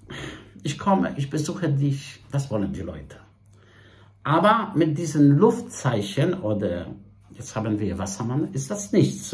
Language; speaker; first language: German; non-native, fluent; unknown